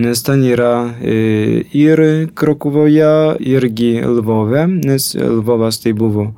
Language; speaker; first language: Lithuanian; early bilingual, heritage; Lithuanian